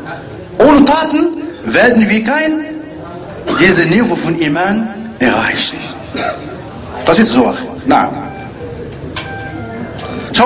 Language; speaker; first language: German; non-native, learner; Arabic